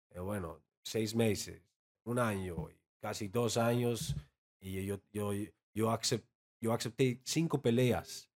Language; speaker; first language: Spanish; non-native, learner; Dutch